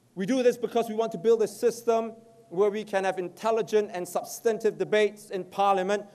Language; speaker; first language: English; native; English